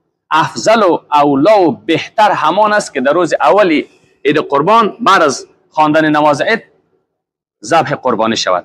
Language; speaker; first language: Persian; native; Persian